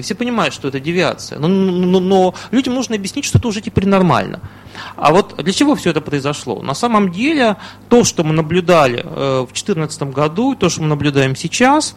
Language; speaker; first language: Russian; native; Russian